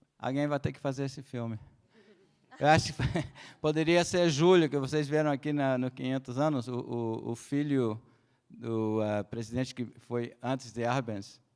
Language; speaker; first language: Portuguese; non-native, fluent; Spanish